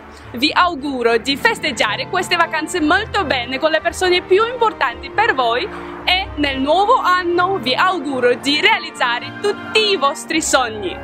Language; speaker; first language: Italian; non-native, learner; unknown